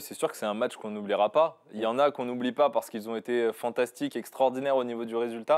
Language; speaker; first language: French; native; French